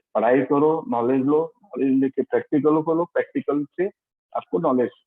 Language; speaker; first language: Hindi; non-native, local second language; Marathi